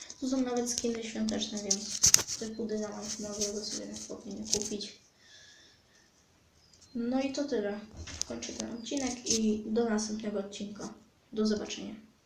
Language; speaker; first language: Polish; native; Polish